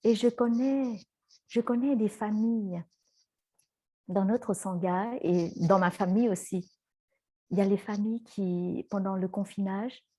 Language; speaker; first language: French; non-native, fluent; Vietnamese